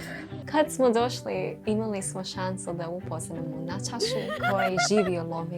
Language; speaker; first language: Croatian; non-native, learner; English